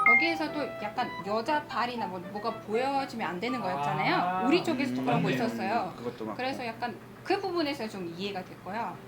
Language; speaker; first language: Korean; non-native, fluent; Uzbek